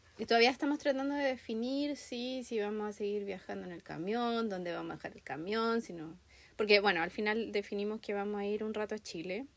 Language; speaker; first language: Spanish; native; Spanish